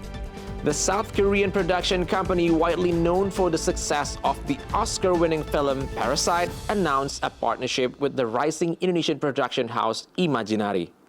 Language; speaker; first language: English; non-native, fluent; Indonesian